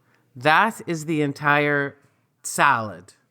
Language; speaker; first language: English; native; English